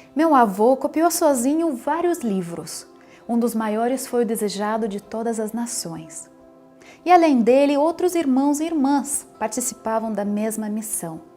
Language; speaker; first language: Portuguese; non-native, fluent; Ukrainian